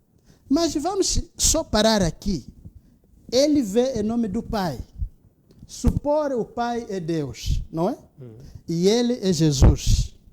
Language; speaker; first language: Portuguese; non-native, local second language; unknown